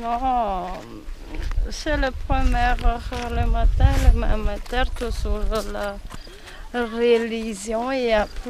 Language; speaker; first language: French; non-native, local second language; Malagasy